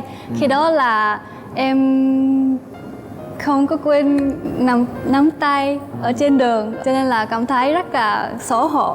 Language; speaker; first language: Vietnamese; non-native, fluent; Japanese